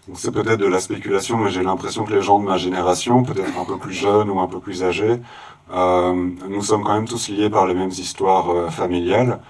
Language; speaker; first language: French; native; French